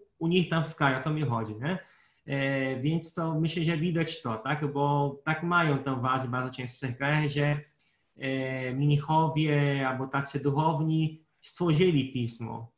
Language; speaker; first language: Polish; non-native, fluent; Portuguese